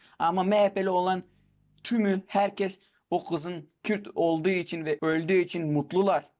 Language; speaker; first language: Turkish; non-native, local second language; Kurdish